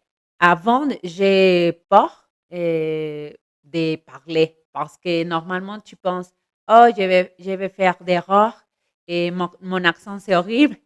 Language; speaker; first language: French; non-native, learner; Spanish